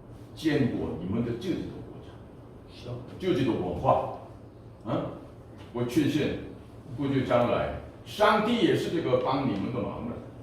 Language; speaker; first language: Chinese; non-native, fluent; Korean